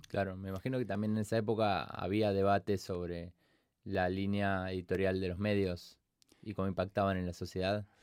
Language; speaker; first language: Spanish; native; Spanish